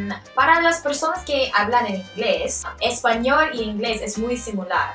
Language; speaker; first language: Spanish; non-native, learner; English